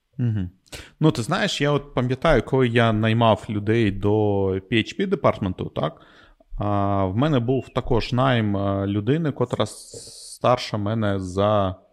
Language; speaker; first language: Ukrainian; non-native, local second language; Russian